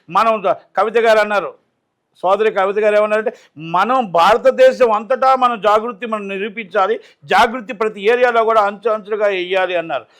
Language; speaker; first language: Telugu; native; Telugu